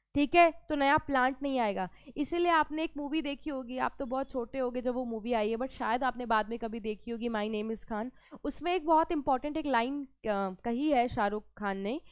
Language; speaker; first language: Hindi; native; Hindi